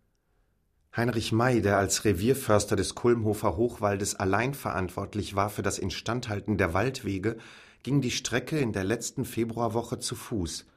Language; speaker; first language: German; native; German